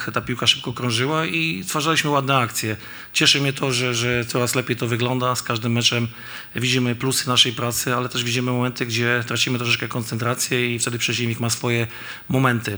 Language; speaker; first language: Polish; native; Polish